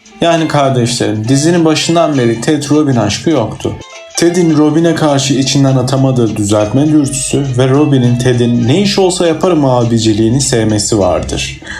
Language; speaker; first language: Turkish; native; Turkish